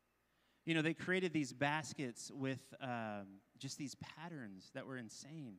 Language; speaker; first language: English; native; English